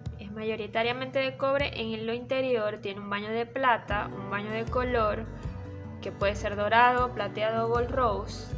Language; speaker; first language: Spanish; native; Spanish